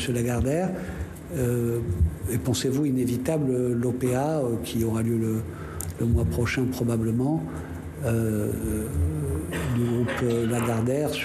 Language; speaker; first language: French; native; French